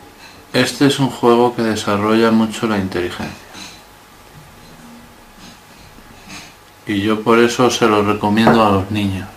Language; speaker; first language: Spanish; native; Spanish